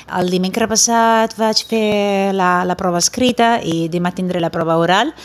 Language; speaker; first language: Catalan; non-native, fluent; Italian